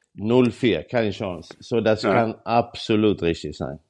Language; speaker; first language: German; non-native, learner; Swedish